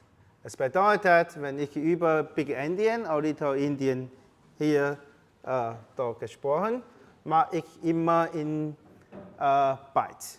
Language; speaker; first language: German; non-native, fluent; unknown